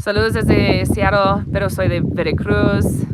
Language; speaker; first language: Spanish; non-native, learner; English